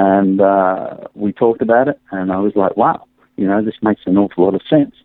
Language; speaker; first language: English; native; English